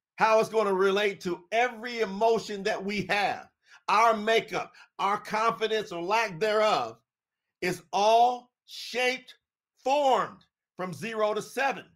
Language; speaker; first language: English; native; English